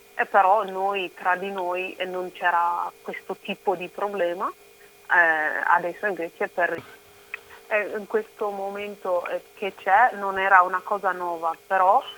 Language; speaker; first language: Italian; non-native, fluent; Oromo